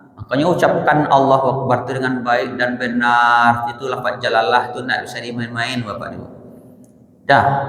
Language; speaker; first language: Malay; non-native, local second language; Minangkabau